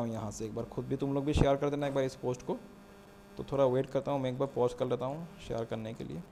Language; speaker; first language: Hindi; non-native, local second language; Assamese